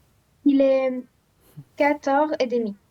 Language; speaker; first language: French; non-native, learner; Romanian